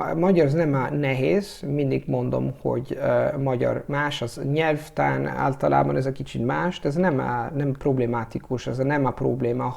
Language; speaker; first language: Hungarian; non-native, learner; Italian